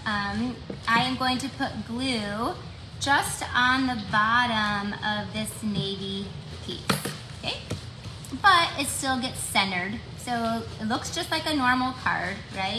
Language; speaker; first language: English; native; English